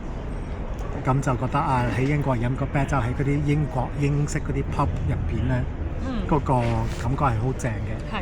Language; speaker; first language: Cantonese; early bilingual, heritage; Cantonese